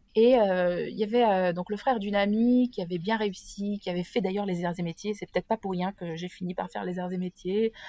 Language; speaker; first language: French; native; French